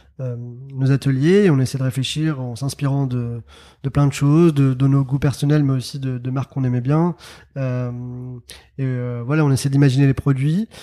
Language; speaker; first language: French; early bilingual, other home language; Arabic